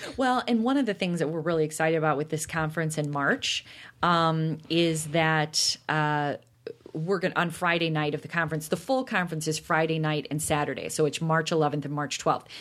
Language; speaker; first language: English; native; English